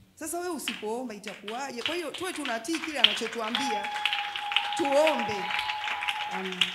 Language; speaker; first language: Swahili; native; Swahili